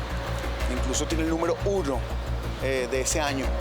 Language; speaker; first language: Spanish; native; Spanish